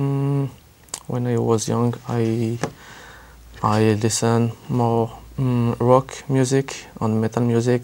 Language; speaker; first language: English; non-native, learner; French